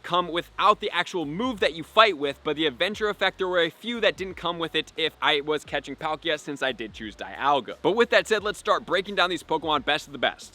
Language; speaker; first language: English; native; English